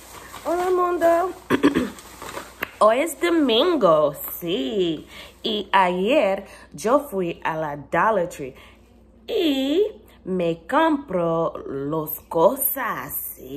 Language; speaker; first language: Spanish; non-native, learner; English